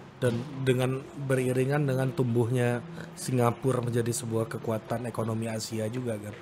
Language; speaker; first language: Indonesian; native; Indonesian